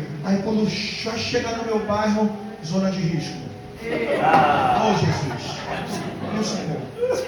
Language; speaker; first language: Portuguese; native; Portuguese